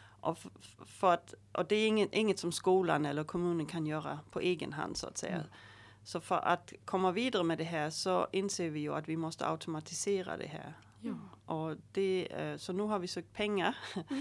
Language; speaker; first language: Swedish; native; Swedish